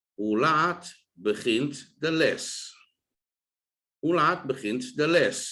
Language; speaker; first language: Dutch; non-native, fluent; Thai